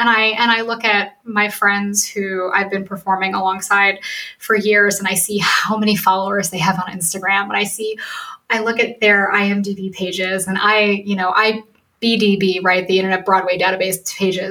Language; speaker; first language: English; native; English